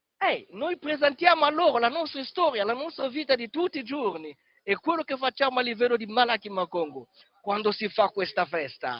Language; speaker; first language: Italian; non-native, fluent; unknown